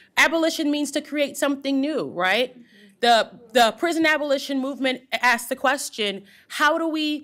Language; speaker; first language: English; native; English